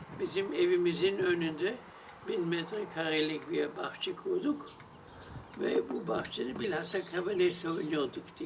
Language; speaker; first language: Turkish; non-native, fluent; German